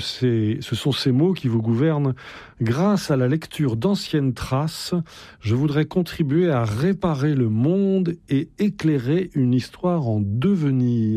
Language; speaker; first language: French; native; French